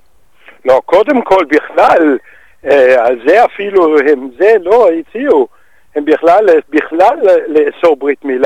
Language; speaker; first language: Hebrew; non-native, fluent; Danish